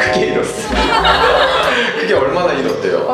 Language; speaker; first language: Korean; native; Korean